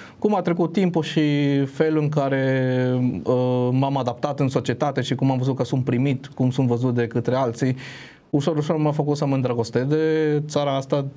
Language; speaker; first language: Romanian; non-native, fluent; Spanish